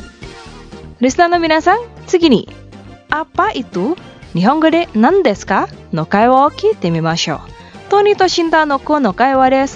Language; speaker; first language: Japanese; non-native, fluent; Indonesian